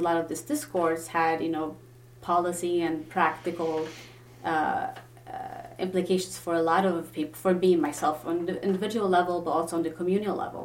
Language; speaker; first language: English; non-native, fluent; Swedish